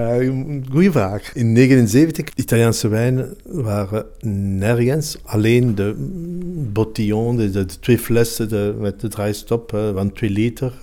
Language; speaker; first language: Dutch; non-native, local second language; Italian